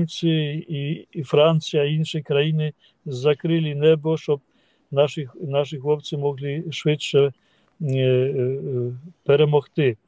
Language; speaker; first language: Ukrainian; non-native, fluent; Polish